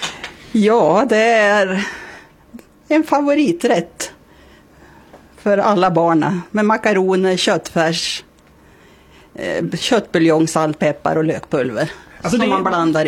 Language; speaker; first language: Swedish; native; Swedish